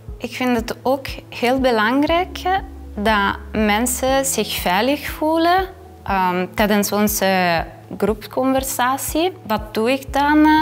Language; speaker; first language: Dutch; non-native, fluent; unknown